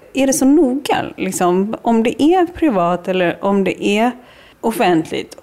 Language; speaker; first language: Swedish; native; Swedish